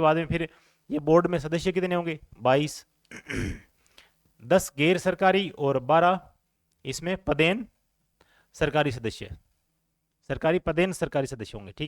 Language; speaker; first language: Hindi; native; Hindi